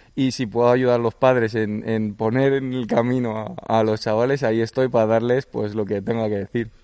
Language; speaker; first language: Spanish; early bilingual, other home language; Georgian